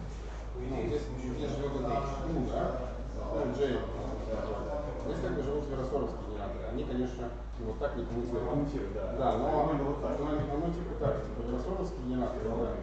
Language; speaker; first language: Russian; native; Russian